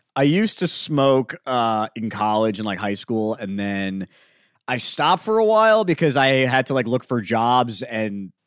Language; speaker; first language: English; native; English